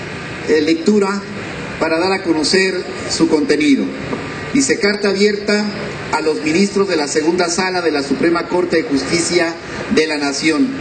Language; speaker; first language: Spanish; native; Spanish